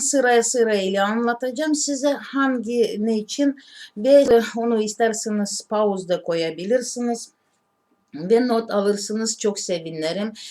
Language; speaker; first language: Turkish; non-native, learner; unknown